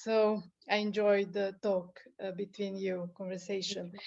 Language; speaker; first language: English; non-native, fluent; Serbian